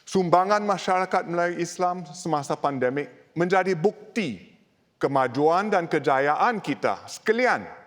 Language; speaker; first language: Malay; non-native, local second language; English